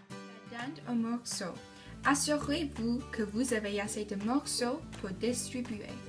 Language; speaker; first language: French; non-native, learner; English